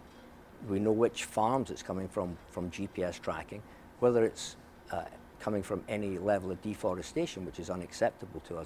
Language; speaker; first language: English; native; English